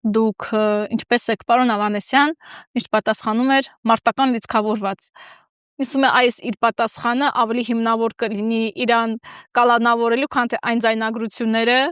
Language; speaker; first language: Armenian; native; Armenian